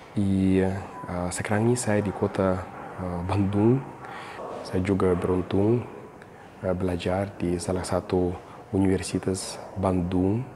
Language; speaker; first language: Indonesian; non-native, fluent; Russian